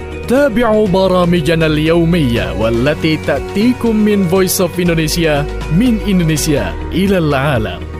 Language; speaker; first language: Arabic; non-native, fluent; Indonesian